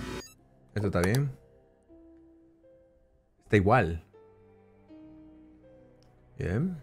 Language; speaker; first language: Spanish; native; Spanish